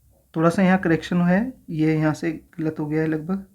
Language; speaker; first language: Hindi; native; Hindi